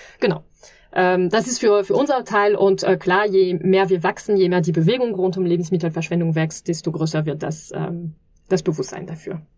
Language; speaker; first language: German; non-native, fluent; French